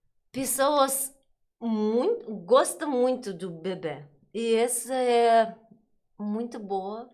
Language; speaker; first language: Portuguese; non-native, learner; Russian